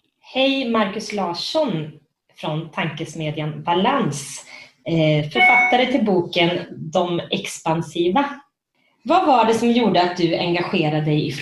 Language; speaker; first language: Swedish; native; Swedish